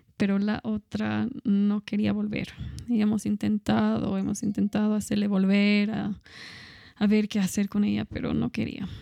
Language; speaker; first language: Spanish; non-native, fluent; English